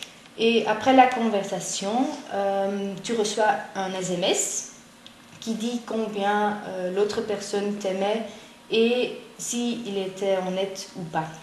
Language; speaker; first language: French; non-native, learner; Dutch